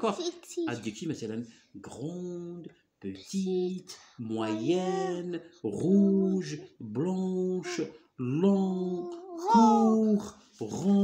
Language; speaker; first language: French; non-native, local second language; Arabic